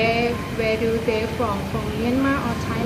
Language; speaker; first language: English; non-native, learner; Thai